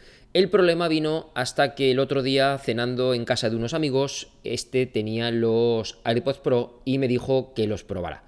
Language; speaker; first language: Spanish; native; Spanish